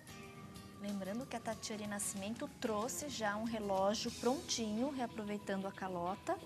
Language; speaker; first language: Portuguese; native; Portuguese